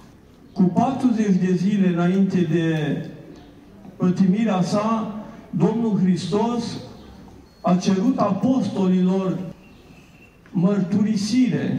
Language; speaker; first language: Romanian; native; Romanian